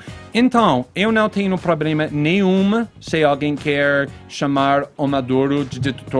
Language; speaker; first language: Portuguese; non-native, fluent; English